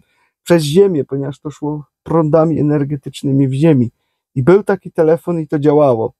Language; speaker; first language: Polish; native; Polish